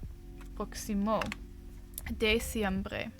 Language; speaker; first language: Spanish; non-native, learner; English